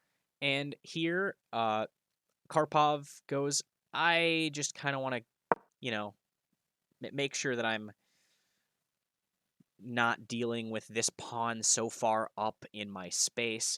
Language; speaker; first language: English; native; English